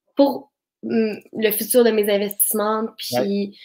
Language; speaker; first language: French; native; French